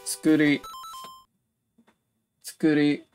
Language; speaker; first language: Japanese; non-native, learner; English